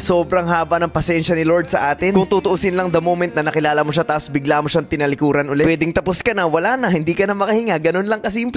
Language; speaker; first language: Filipino; native; Filipino